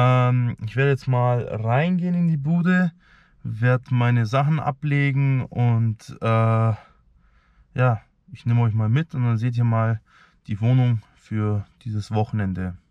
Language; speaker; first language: German; native; German